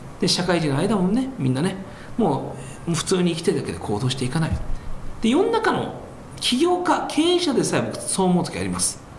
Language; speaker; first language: Japanese; early bilingual, heritage; Japanese